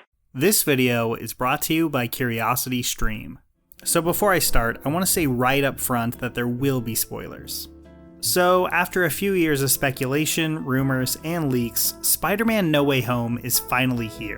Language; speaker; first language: English; native; English